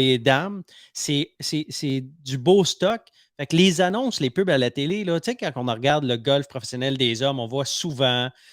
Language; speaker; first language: French; native; French